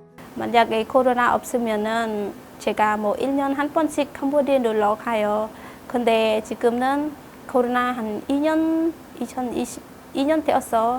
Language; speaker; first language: Korean; non-native, learner; Khmer